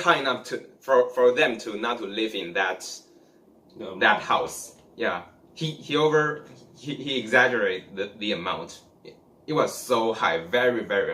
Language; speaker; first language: English; non-native, learner; Chinese